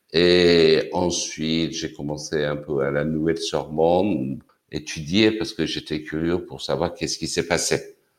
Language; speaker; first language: French; non-native, fluent; Persian